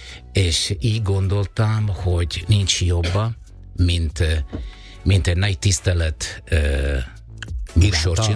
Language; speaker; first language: Hungarian; non-native, fluent; Italian